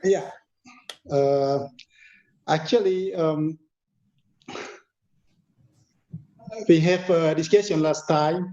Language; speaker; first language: English; non-native, learner; Indonesian